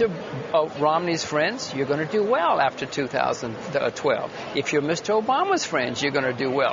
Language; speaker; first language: English; native; English